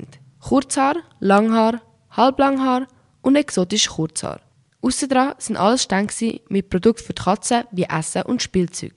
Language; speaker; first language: German; native; German